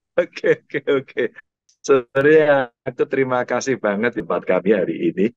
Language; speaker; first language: Indonesian; native; Indonesian